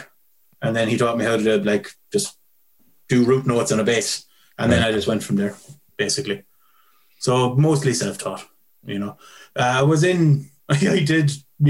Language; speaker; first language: English; native; English